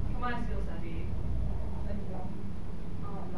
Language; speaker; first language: French; non-native, learner; English